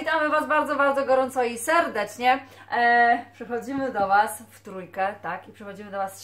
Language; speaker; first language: Polish; native; Polish